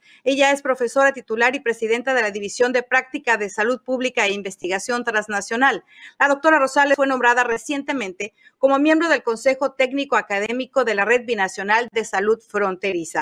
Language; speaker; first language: Spanish; native; Spanish